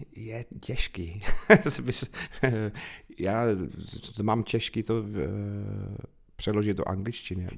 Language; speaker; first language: Czech; non-native, fluent; English